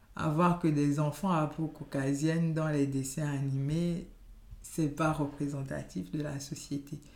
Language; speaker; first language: French; non-native, local second language; Yoruba